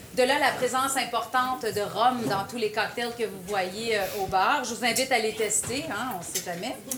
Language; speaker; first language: French; native; French